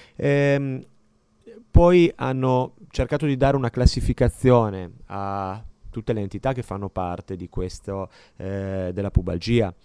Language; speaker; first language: Italian; native; Italian